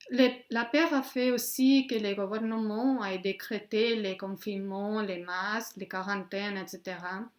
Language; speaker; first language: French; non-native, fluent; Spanish